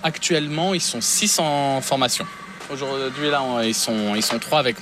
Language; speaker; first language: French; native; French